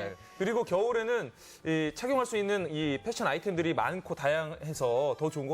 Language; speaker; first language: Korean; native; Korean